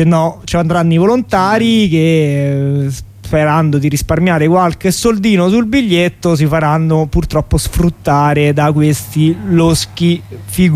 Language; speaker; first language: Italian; native; Italian